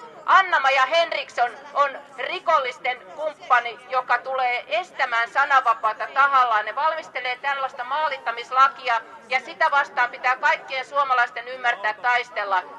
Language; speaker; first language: Finnish; native; Finnish